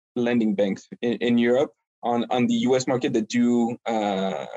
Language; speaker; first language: English; non-native, fluent; French